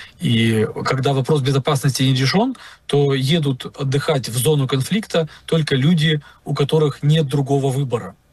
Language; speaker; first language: Russian; native; Russian